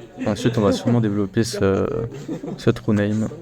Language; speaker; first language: French; native; French